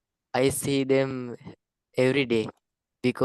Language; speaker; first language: English; non-native, learner; Sinhala